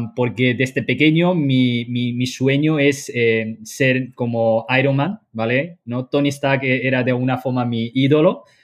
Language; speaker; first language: Spanish; non-native, fluent; Chinese